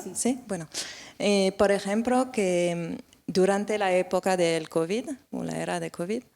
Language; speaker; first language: Spanish; non-native, learner; French